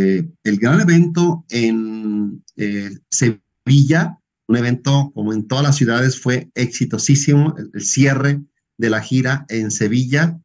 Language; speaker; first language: Spanish; native; Spanish